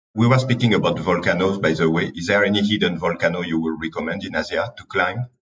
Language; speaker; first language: English; non-native, fluent; French